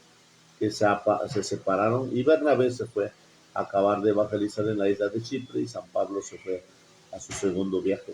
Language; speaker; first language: Spanish; native; Spanish